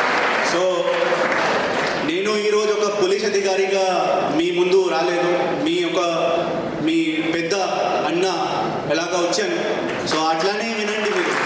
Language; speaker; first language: Telugu; non-native, fluent; Hindi